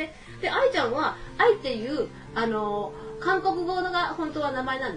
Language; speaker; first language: Japanese; native; Japanese